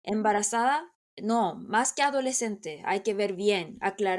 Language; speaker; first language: Spanish; non-native, fluent; Korean